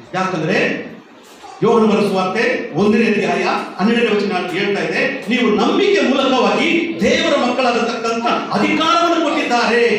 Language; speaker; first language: Kannada; non-native, local second language; Tamil